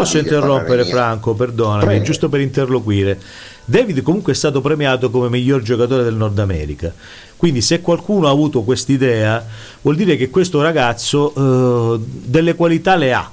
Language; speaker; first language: Italian; native; Italian